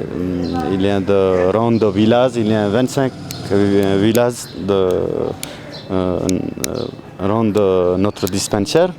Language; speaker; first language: French; non-native, learner; Nepali